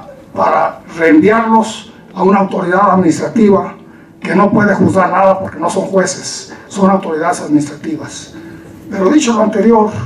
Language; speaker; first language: Spanish; native; Spanish